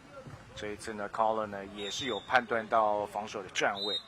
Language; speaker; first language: Chinese; native; Chinese